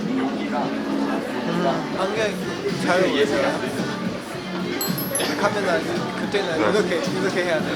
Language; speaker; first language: Korean; non-native, learner; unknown